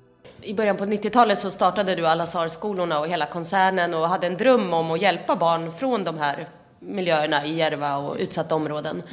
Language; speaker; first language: Swedish; native; Swedish